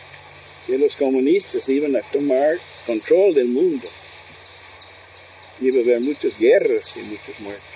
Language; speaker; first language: Spanish; non-native, fluent; English